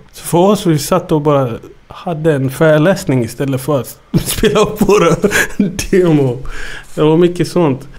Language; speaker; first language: Swedish; early bilingual, other home language; Amharic